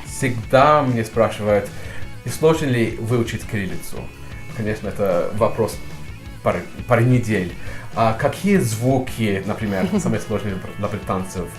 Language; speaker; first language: Russian; non-native, fluent; English